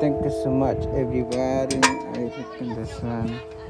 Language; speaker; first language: English; non-native, learner; Spanish